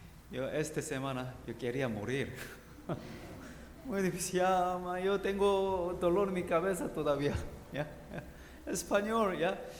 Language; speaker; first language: Spanish; non-native, learner; Korean